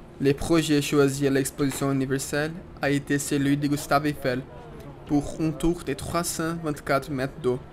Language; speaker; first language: French; non-native, fluent; Portuguese